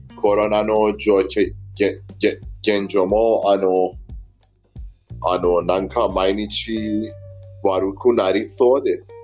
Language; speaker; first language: Japanese; non-native, learner; Persian